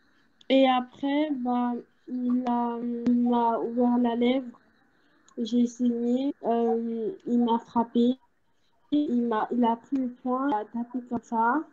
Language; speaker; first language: French; early bilingual, other home language; Portuguese